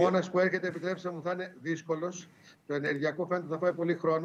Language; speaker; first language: Greek; native; Greek